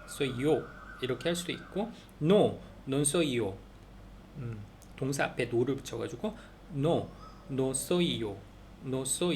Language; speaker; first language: Spanish; non-native, learner; Korean